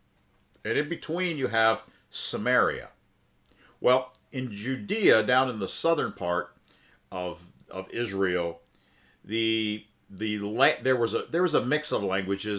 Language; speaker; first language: English; native; English